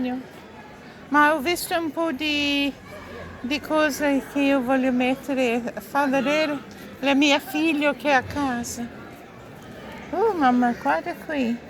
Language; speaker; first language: Italian; non-native, learner; English